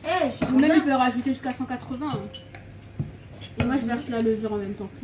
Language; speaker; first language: French; native; French